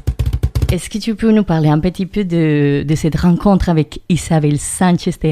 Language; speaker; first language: French; non-native, fluent; Spanish